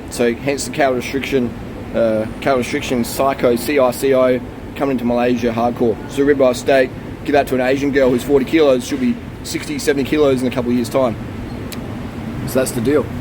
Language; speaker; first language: English; native; English